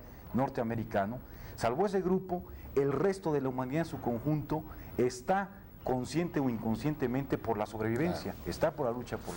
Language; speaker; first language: Spanish; native; Spanish